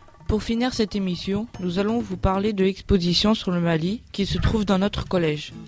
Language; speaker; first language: French; native; French